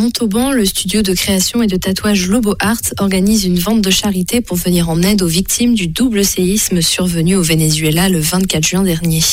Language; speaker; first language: French; native; French